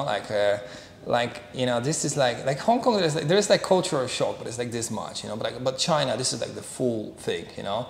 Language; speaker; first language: English; non-native, fluent; Polish